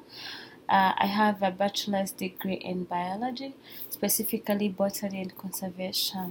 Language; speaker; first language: English; non-native, local second language; Kinyarwanda